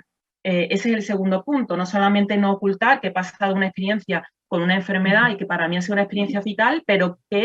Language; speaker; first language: Spanish; native; Spanish